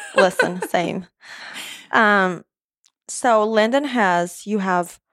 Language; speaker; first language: English; non-native, fluent; Romanian